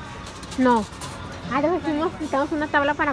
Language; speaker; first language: Spanish; native; Spanish